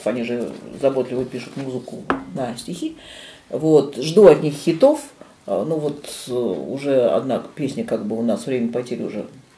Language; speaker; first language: Russian; native; Russian